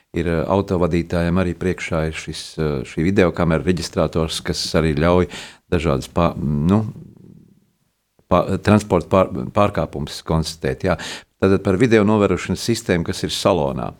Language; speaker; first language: Latvian; native; Latvian